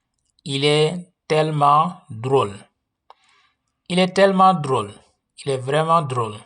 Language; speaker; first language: French; non-native, local second language; Wolof